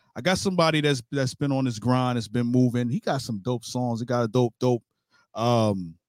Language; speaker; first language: English; native; English